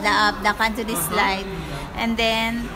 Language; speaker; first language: English; non-native, local second language; Filipino